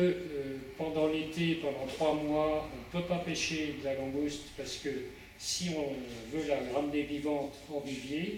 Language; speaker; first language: French; native; French